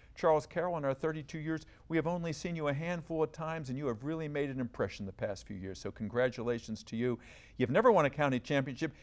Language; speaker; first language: English; native; English